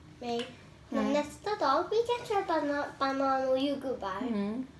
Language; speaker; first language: Swedish; early bilingual, other home language; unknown